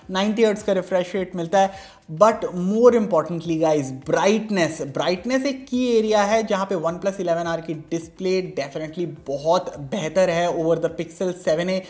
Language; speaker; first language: Hindi; native; Hindi